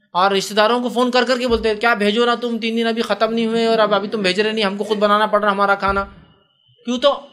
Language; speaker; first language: Urdu; non-native, local second language; Bangla